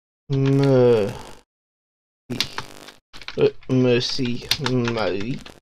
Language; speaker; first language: French; non-native, learner; English